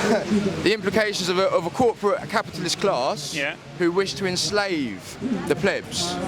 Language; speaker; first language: English; native; English